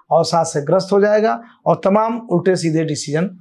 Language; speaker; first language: Hindi; native; Hindi